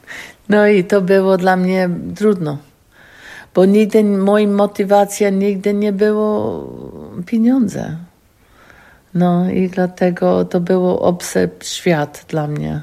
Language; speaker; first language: Polish; non-native, learner; English